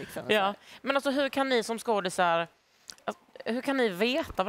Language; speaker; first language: Swedish; native; Swedish